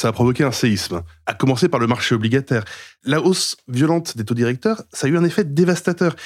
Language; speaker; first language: French; native; French